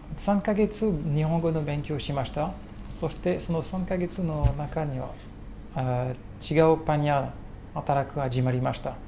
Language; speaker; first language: Japanese; non-native, learner; French